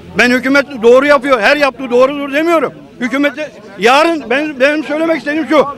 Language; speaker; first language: Turkish; native; Turkish